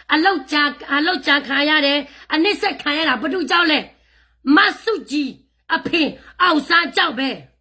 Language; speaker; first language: Burmese; non-native, local second language; Karen languages